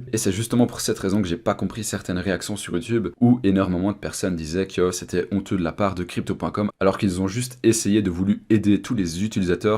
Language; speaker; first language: French; native; French